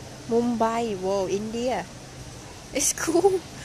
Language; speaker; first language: English; non-native, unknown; Thai